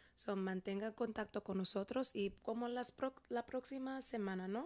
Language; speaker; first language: Spanish; early bilingual, heritage; Spanish